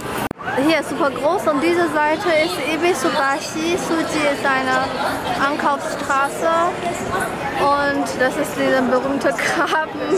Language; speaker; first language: German; non-native, fluent; Chinese